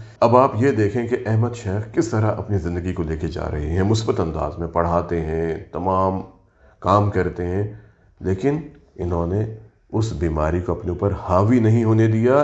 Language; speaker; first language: Urdu; native; Urdu